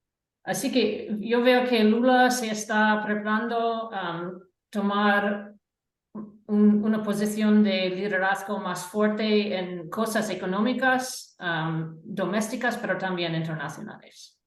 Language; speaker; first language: Spanish; non-native, fluent; English